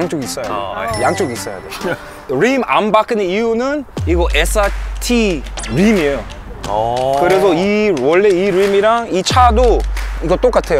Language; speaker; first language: Korean; non-native, learner; English